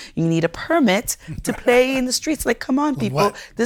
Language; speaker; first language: English; early bilingual, other home language; Spanish